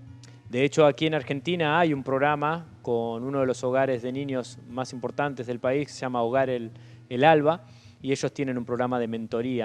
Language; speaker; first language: Spanish; native; Spanish